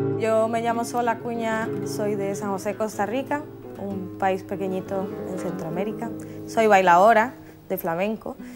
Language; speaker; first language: Spanish; native; Spanish